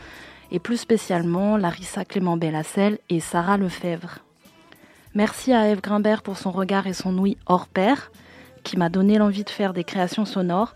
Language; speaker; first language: French; early bilingual, other home language; Khmer